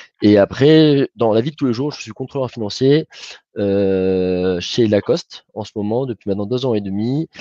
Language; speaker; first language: French; native; French